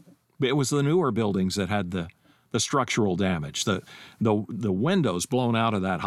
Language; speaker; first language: English; native; English